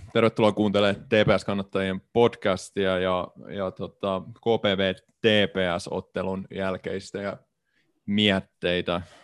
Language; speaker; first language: Finnish; native; Finnish